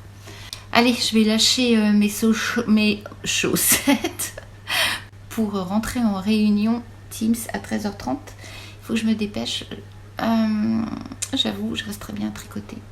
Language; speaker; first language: French; native; French